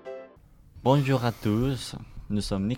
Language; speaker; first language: French; non-native, learner; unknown